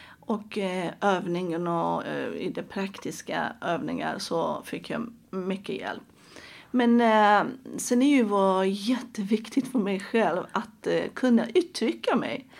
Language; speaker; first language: Swedish; non-native, fluent; Persian